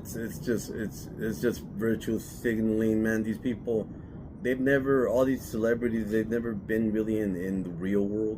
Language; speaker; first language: English; native; English